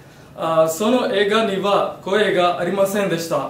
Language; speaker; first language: Japanese; non-native, learner; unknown